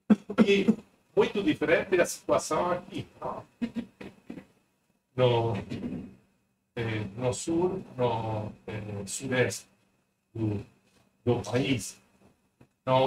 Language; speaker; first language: Portuguese; non-native, fluent; Spanish